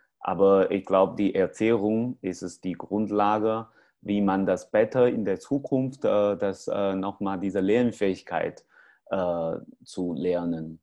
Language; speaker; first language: German; non-native, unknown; Chinese